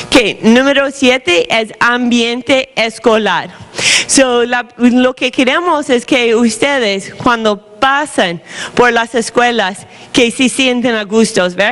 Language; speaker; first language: Spanish; non-native, fluent; English